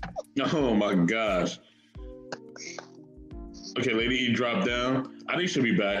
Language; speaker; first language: English; native; English